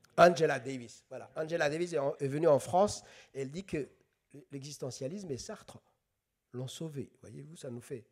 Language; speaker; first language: French; non-native, local second language; Somali